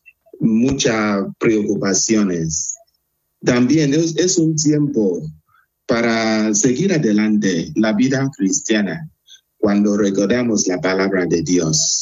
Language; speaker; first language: Spanish; non-native, fluent; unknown